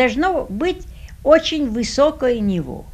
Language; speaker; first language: Russian; early bilingual, heritage; Russian